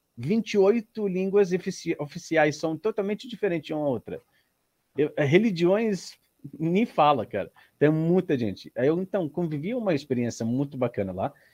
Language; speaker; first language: Portuguese; non-native, learner; Arabic